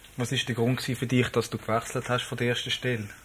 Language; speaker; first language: German; native; German